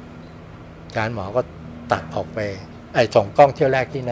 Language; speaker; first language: Thai; native; Thai